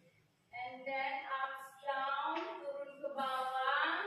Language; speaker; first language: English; non-native, fluent; Indonesian